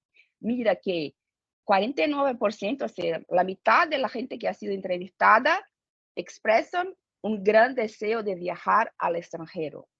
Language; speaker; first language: Spanish; non-native, fluent; Portuguese